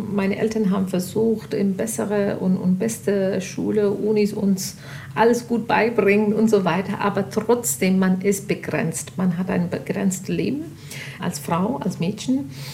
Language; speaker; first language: German; non-native, fluent; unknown